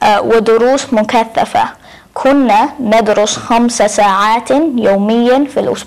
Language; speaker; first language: Arabic; non-native, learner; English